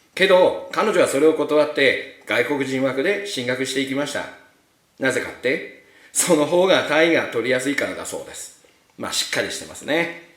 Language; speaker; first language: Japanese; native; Japanese